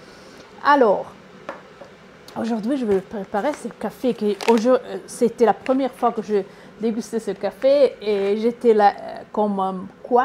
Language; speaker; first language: French; non-native, learner; Italian